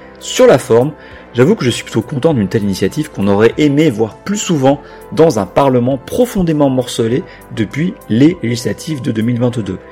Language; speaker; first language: French; native; French